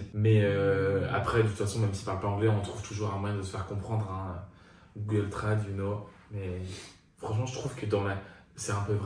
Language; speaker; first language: French; native; French